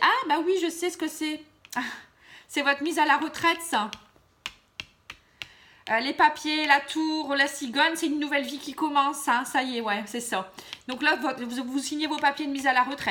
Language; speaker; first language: French; native; French